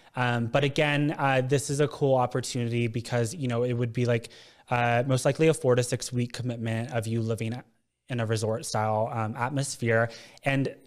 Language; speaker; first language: English; native; English